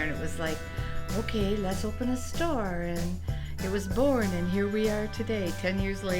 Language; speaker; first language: English; native; English